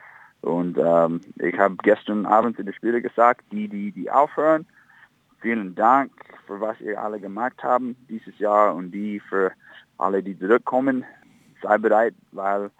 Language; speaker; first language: German; non-native, fluent; English